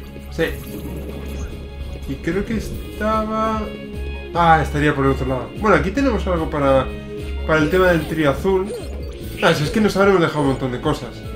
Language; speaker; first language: Spanish; native; Spanish